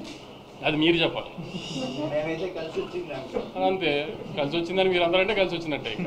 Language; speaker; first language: Telugu; native; Telugu